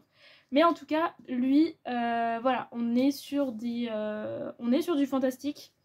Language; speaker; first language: French; native; French